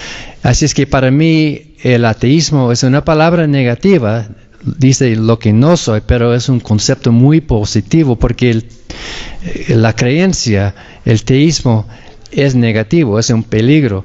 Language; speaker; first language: Spanish; non-native, fluent; English